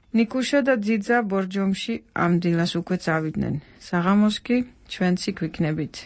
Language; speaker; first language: Georgian; non-native, fluent; Dutch